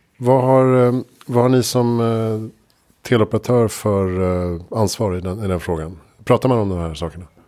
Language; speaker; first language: Swedish; native; Swedish